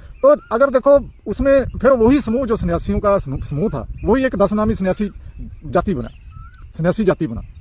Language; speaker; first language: Hindi; non-native, local second language; Punjabi